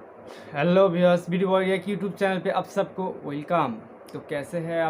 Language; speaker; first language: Hindi; non-native, learner; Bangla